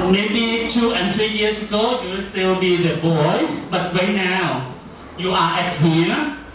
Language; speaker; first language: English; non-native, learner; Thai